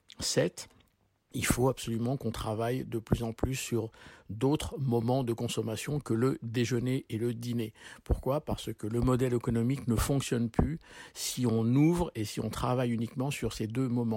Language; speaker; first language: French; native; French